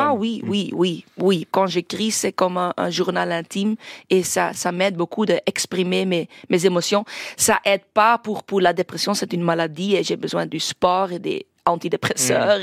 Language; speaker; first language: French; non-native, local second language; Dutch